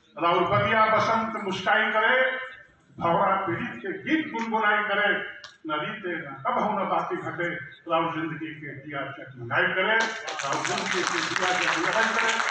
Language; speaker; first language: Hindi; non-native, local second language; Bhojpuri